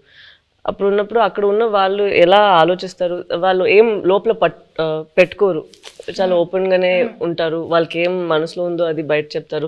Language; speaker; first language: Telugu; non-native, fluent; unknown